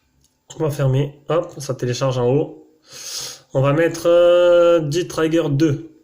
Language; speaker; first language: French; native; French